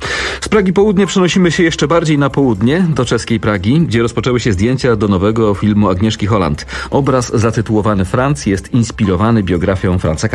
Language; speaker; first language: Polish; native; Polish